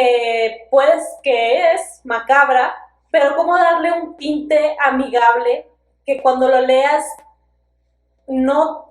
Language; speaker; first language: Spanish; native; Spanish